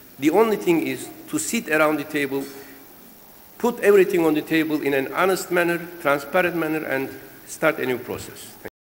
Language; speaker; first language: English; non-native, fluent; Turkish